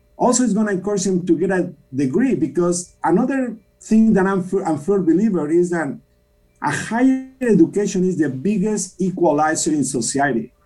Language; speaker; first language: English; non-native, fluent; Spanish